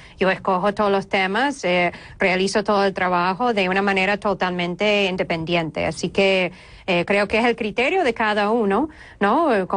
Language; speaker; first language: Spanish; non-native, fluent; English